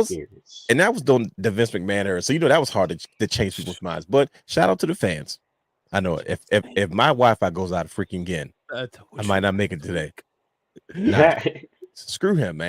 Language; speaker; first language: English; native; English